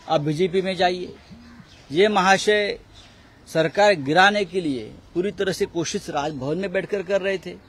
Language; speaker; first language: Hindi; non-native, local second language; Marathi